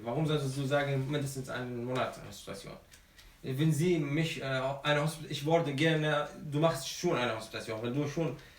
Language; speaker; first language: German; non-native, fluent; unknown